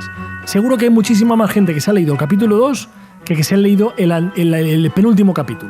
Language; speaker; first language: Spanish; native; Spanish